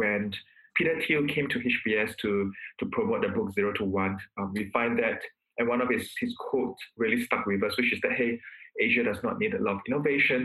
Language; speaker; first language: English; non-native, local second language; Chinese